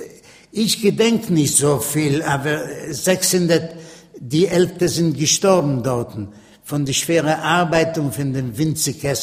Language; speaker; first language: German; non-native, learner; Yiddish